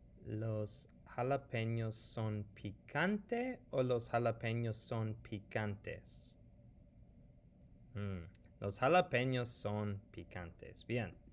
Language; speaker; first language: Spanish; non-native, fluent; English